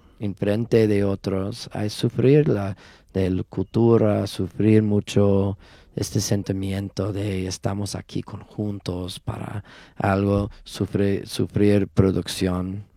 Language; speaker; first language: Spanish; non-native, learner; English